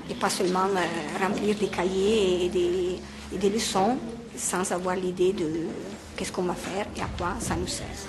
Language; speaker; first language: French; non-native, fluent; Italian